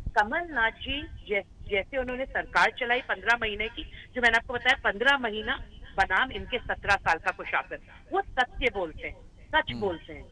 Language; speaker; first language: Hindi; native; Hindi